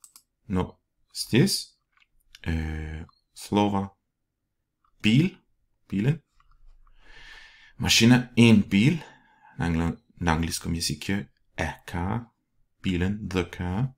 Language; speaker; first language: Russian; non-native, learner; Danish